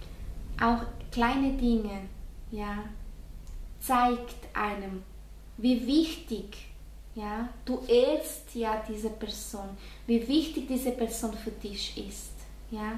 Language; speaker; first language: German; non-native, fluent; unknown